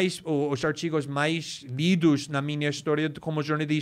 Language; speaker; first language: Portuguese; non-native, fluent; English